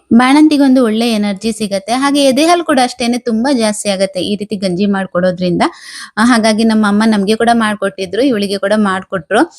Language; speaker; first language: Kannada; non-native, local second language; Tulu